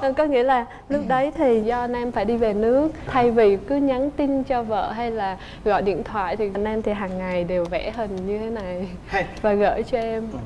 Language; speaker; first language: Vietnamese; native; Vietnamese